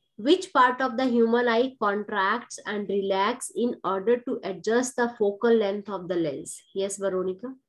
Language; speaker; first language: English; non-native, local second language; Hindi